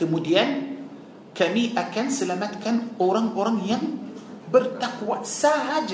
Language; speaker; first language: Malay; non-native, fluent; Arabic